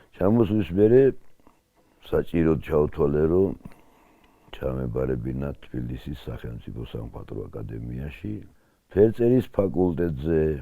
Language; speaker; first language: Georgian; non-native, local second language; Svan